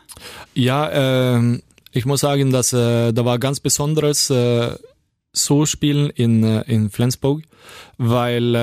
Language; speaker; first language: German; non-native, learner; Norwegian